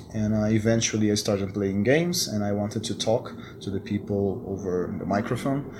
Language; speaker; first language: English; non-native, fluent; Portuguese